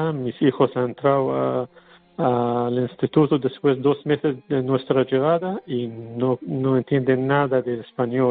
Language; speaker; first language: Spanish; non-native, learner; Arabic